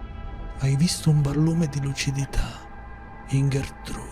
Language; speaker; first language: Italian; native; Italian